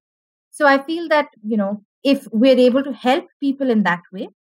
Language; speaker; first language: English; non-native, local second language; Malayalam